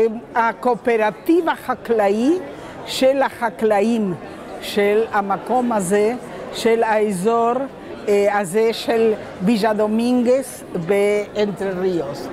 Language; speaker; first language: Hebrew; non-native, local second language; Spanish